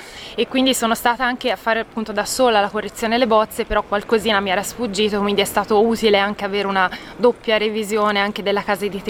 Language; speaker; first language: Italian; native; Italian